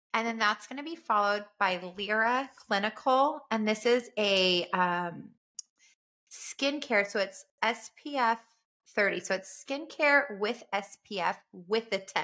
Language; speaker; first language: English; native; English